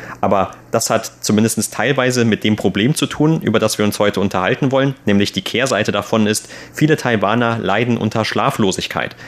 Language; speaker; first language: German; native; German